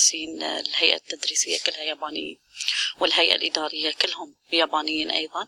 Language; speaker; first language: Arabic; native; Arabic